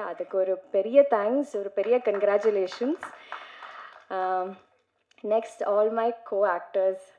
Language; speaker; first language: Tamil; non-native, learner; Malayalam